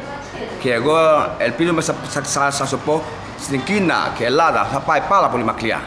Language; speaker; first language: Greek; non-native, learner; Chinese